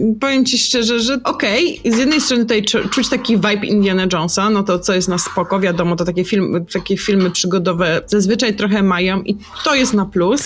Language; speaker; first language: Polish; native; Polish